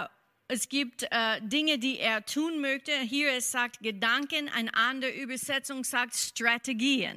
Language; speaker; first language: German; non-native, fluent; English